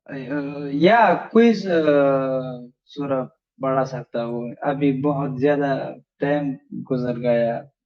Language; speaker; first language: Hindi; non-native, learner; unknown